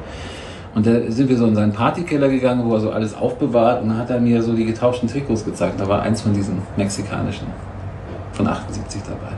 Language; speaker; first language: German; native; German